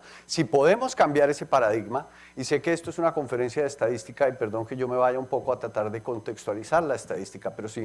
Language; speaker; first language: Spanish; native; Spanish